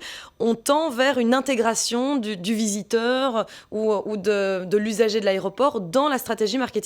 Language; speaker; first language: French; native; French